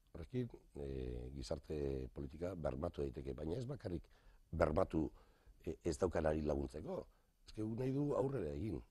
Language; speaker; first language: Basque; native; Basque